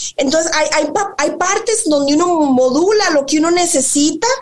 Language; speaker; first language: Spanish; native; Spanish